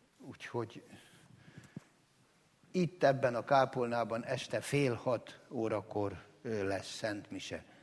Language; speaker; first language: Hungarian; native; Hungarian